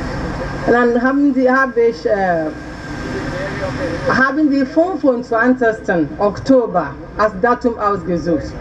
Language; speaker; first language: German; non-native, learner; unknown